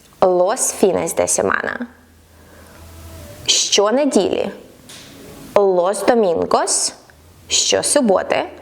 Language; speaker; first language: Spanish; non-native, fluent; Ukrainian